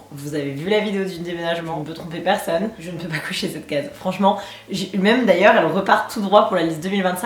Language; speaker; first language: French; native; French